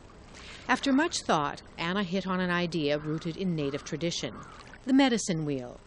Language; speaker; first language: English; native; English